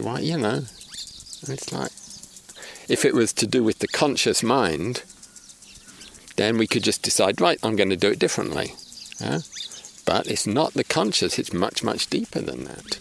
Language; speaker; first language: English; native; English